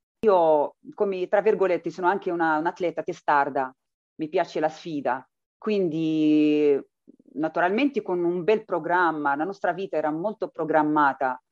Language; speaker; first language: Italian; non-native, fluent; Arabic